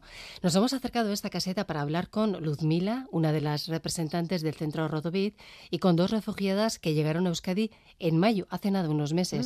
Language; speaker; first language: Spanish; native; Spanish